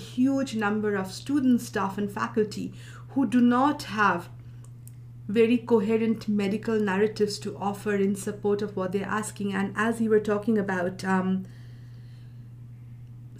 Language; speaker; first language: English; non-native, local second language; Bangla